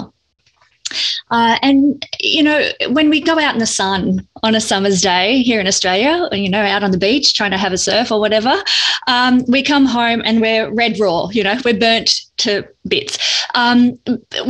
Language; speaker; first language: English; native; English